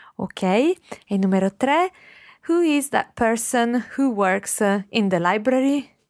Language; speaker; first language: English; non-native, fluent; Italian